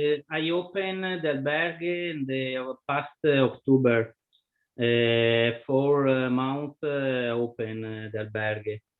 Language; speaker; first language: English; non-native, learner; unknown